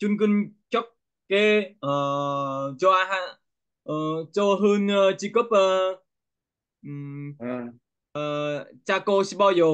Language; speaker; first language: Korean; non-native, learner; Vietnamese